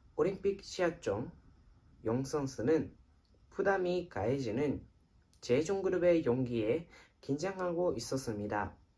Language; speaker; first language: Korean; non-native, fluent; Japanese